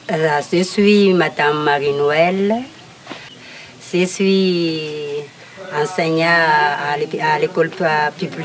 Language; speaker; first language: French; non-native, local second language; Malagasy